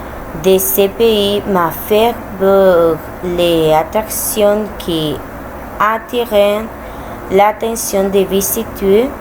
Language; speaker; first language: French; non-native, learner; Spanish